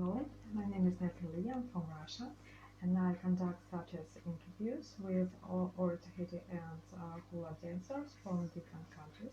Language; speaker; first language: English; non-native, learner; Russian